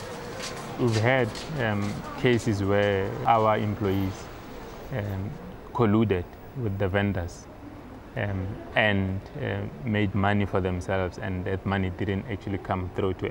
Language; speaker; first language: English; non-native, local second language; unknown